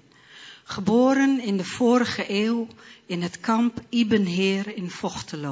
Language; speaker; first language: Dutch; early bilingual, other home language; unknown